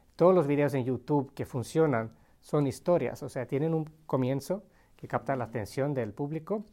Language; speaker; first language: Spanish; non-native, fluent; Swedish